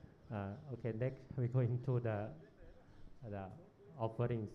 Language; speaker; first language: English; non-native, learner; Thai